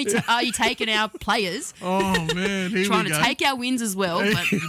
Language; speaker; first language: English; native; English